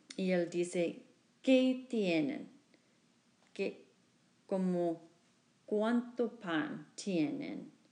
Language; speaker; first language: Spanish; non-native, learner; English